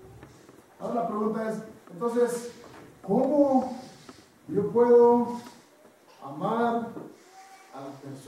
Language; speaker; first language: Spanish; non-native, fluent; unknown